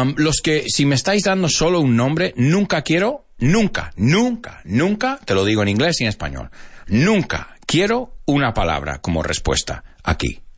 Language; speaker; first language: Spanish; non-native, fluent; English